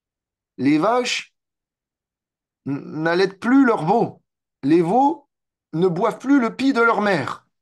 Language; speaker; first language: French; native; French